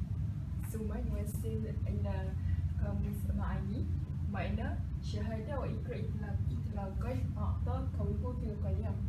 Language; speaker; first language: Arabic; non-native, learner; Malay